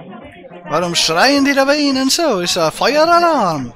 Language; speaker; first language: German; native; German